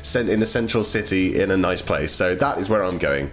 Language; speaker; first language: English; native; English